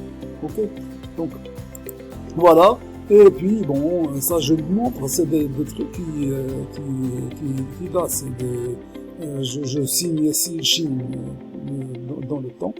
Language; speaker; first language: French; non-native, local second language; Arabic